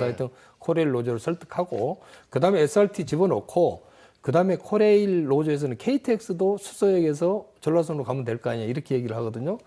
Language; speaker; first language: Korean; native; Korean